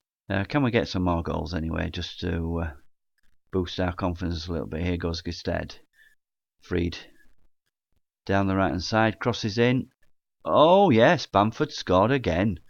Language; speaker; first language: English; native; English